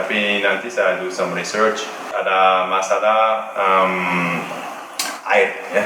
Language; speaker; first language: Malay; non-native, learner; Dutch